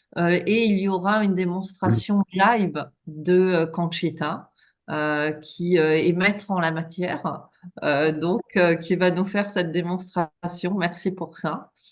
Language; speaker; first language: French; native; French